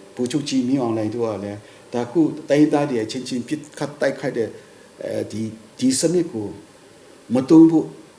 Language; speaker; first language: Burmese; non-native, local second language; Kachin